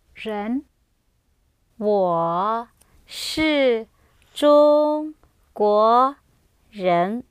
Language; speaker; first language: Chinese; non-native, learner; English